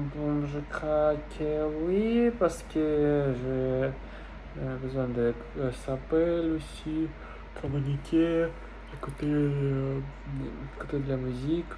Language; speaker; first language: French; non-native, learner; Russian